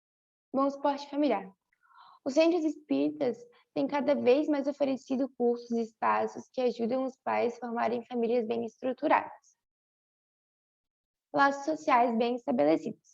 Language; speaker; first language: Portuguese; native; Portuguese